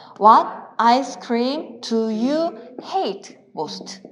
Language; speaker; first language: English; non-native, fluent; Korean